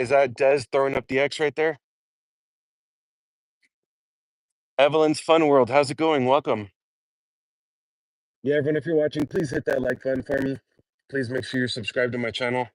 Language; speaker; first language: English; native; English